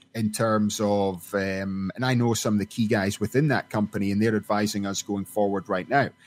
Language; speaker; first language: English; native; English